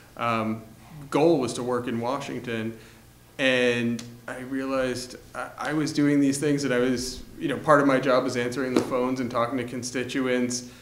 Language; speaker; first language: English; native; English